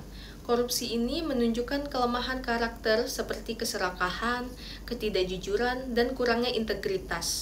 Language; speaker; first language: Indonesian; native; Indonesian